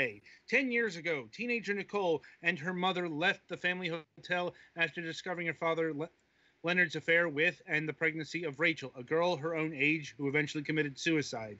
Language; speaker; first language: English; native; English